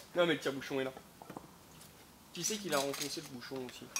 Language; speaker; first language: French; native; French